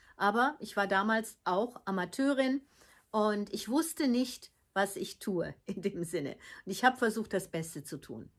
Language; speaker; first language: German; early bilingual, heritage; Dutch